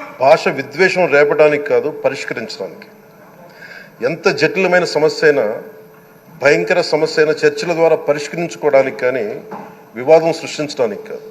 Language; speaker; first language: Telugu; native; Telugu